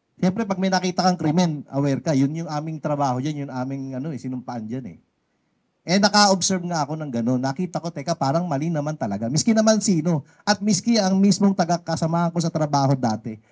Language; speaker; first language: Filipino; native; Filipino